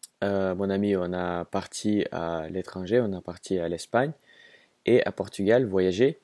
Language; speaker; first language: French; non-native, fluent; Russian